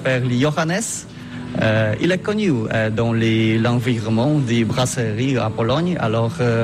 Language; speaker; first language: French; non-native, learner; Polish